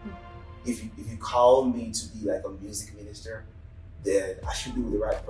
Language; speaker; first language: English; non-native, local second language; Yoruba